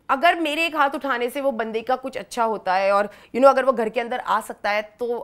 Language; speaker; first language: Hindi; native; Hindi